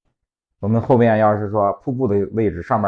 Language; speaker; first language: Chinese; native; Chinese